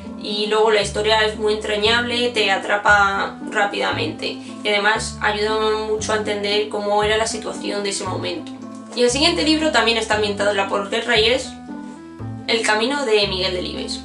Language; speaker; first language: Spanish; native; Spanish